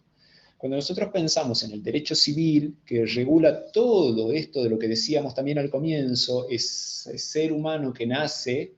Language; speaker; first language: Spanish; native; Spanish